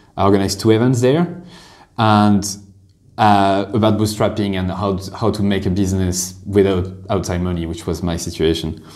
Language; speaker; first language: English; non-native, fluent; French